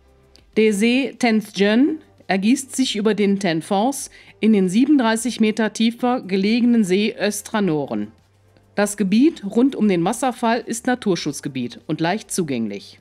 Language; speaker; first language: German; native; German